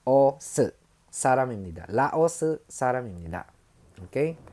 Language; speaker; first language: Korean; non-native, learner; Filipino